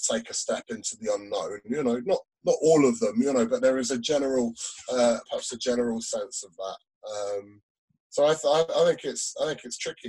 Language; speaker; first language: English; native; English